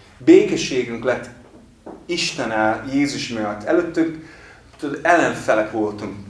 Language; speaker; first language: Hungarian; non-native, fluent; English